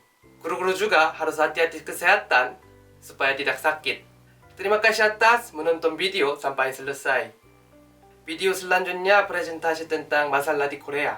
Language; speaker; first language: Indonesian; non-native, learner; Korean